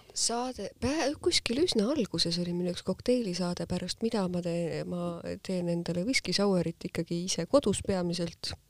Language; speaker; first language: Estonian; native; Estonian